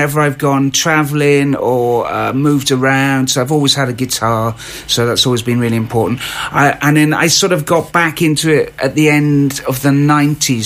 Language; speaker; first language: English; native; English